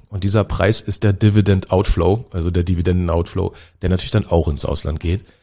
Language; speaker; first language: German; native; German